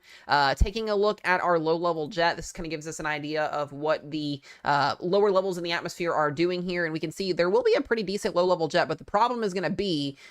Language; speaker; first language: English; native; English